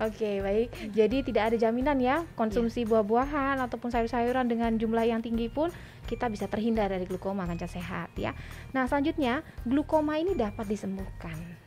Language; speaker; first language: Indonesian; native; Indonesian